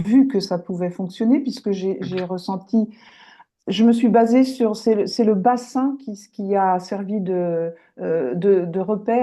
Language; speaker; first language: French; native; French